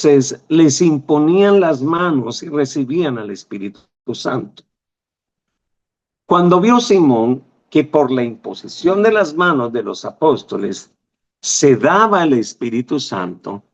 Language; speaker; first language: Spanish; native; Spanish